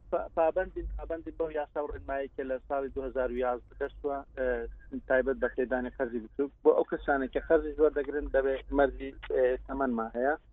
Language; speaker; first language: Central Kurdish; non-native, local second language; Kurdish